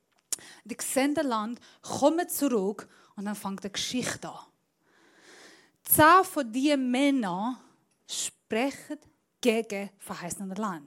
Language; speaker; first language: German; non-native, fluent; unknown